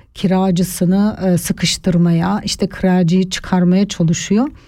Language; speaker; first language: German; non-native, learner; Turkish